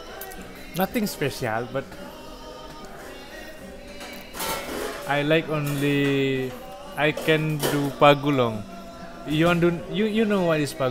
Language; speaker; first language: English; non-native, learner; Indonesian